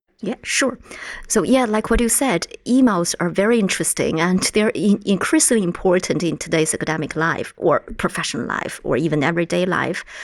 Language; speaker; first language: English; non-native, fluent; Chinese